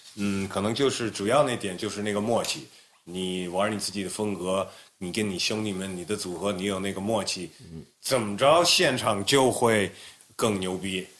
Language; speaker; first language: Chinese; native; Chinese